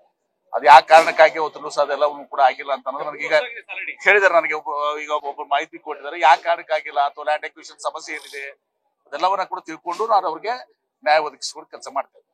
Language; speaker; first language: Kannada; native; Kannada